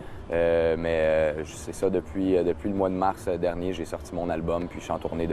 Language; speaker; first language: French; native; French